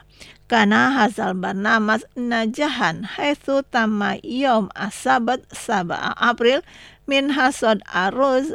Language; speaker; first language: Arabic; non-native, learner; Indonesian